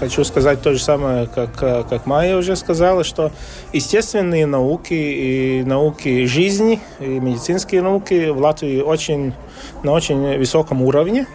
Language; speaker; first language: Russian; non-native, local second language; Latvian